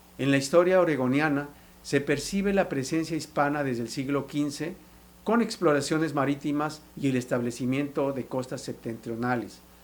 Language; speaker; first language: Spanish; native; Spanish